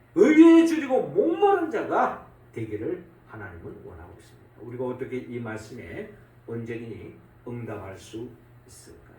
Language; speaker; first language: Korean; native; Korean